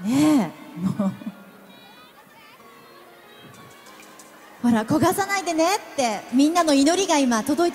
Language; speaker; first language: Japanese; native; Japanese